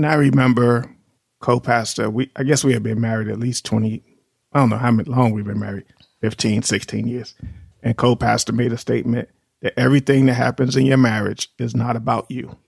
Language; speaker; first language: English; native; English